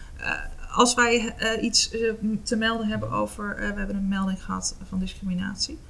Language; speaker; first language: Dutch; native; Dutch